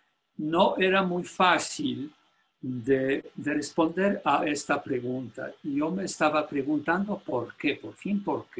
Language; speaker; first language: Spanish; non-native, fluent; Polish